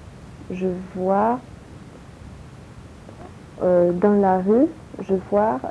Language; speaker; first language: French; non-native, learner; Polish